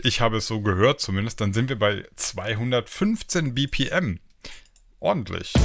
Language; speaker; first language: German; native; German